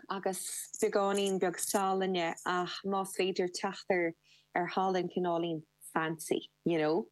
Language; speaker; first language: Irish; non-native, local second language; English